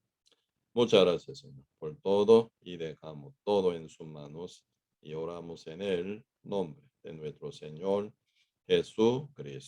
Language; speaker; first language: Spanish; non-native, fluent; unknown